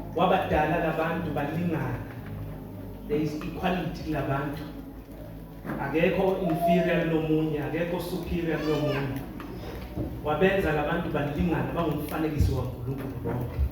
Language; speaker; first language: Zulu; native; Zulu